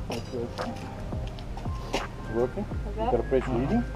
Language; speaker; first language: English; native; English